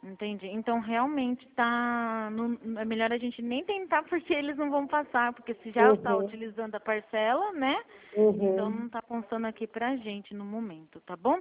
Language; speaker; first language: Portuguese; native; Portuguese